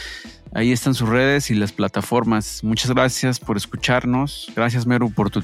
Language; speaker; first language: Spanish; native; Spanish